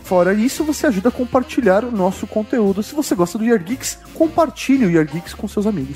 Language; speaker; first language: Portuguese; native; Portuguese